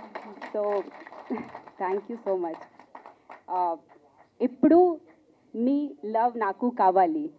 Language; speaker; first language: Telugu; non-native, learner; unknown